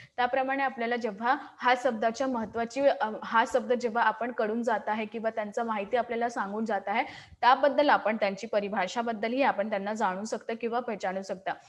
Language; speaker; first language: Marathi; non-native, local second language; Hindi